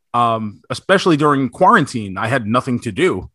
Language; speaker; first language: English; native; English